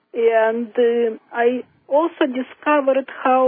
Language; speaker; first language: English; non-native, fluent; Russian